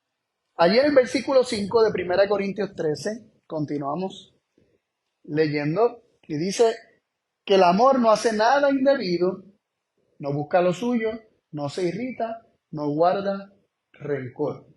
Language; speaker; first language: Spanish; native; Spanish